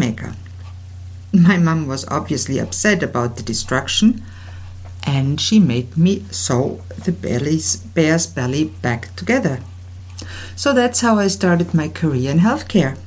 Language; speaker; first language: English; non-native, fluent; German